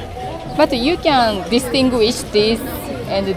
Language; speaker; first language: English; non-native, learner; Japanese